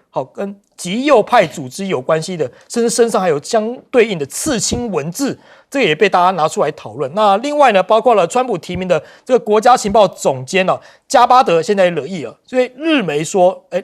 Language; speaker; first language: Chinese; native; Chinese